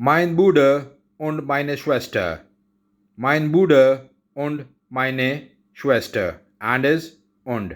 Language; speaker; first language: German; non-native, learner; Urdu